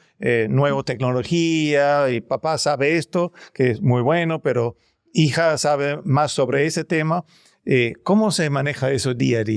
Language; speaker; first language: Spanish; non-native, learner; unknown